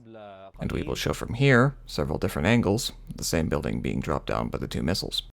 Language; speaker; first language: English; native; English